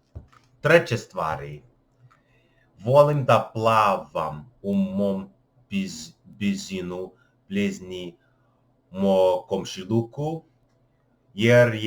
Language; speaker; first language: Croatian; non-native, learner; English